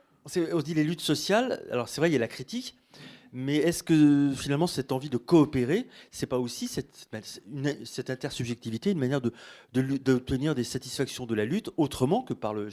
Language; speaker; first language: French; native; French